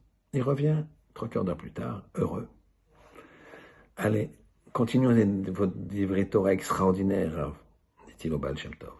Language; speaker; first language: French; native; French